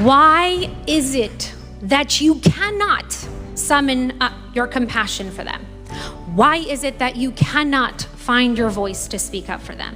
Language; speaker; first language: English; early bilingual, other home language; Persian